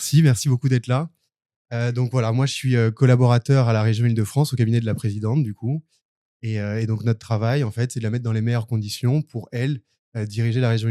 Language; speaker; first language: French; native; French